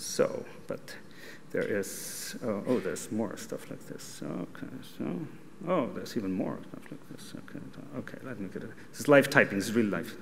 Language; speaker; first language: English; non-native, fluent; German